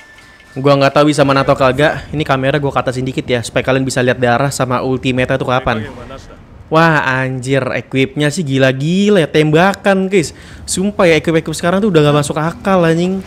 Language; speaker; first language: Indonesian; native; Indonesian